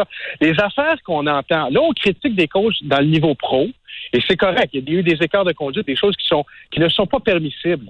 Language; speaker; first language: French; native; French